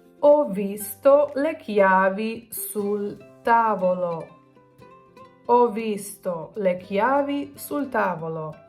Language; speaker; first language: Italian; non-native, fluent; Ukrainian